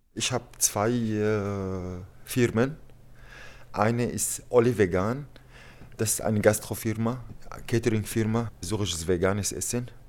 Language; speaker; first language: German; non-native, learner; Arabic